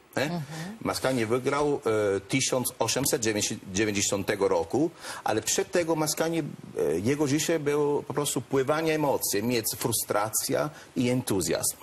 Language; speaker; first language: Polish; non-native, learner; Italian